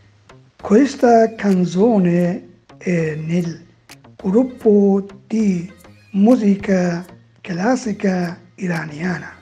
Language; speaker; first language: Italian; non-native, learner; Persian